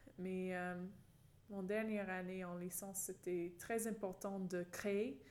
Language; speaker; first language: French; non-native, fluent; English